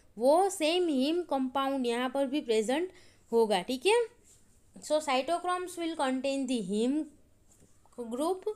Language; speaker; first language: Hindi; non-native, local second language; Gujarati